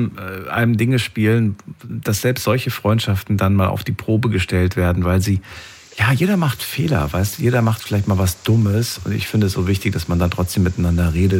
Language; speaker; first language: German; native; German